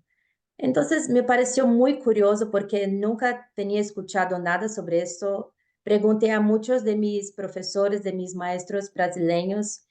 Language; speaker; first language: Spanish; non-native, fluent; Portuguese